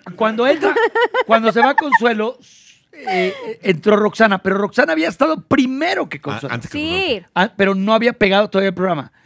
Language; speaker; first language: Spanish; native; Spanish